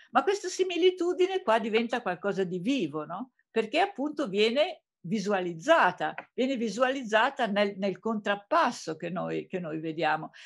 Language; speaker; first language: Italian; native; Italian